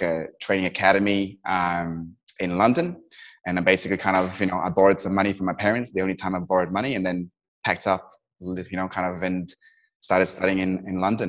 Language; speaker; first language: English; non-native, local second language; Nepali